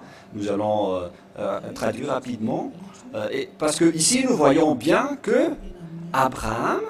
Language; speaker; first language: French; non-native, local second language; Malagasy